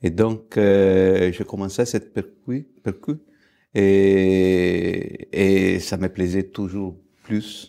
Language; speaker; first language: French; non-native, fluent; Italian